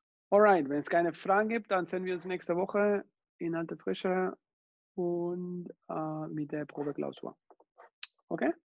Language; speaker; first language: German; non-native, fluent; Spanish